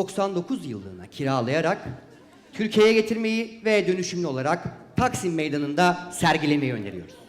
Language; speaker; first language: Turkish; native; Turkish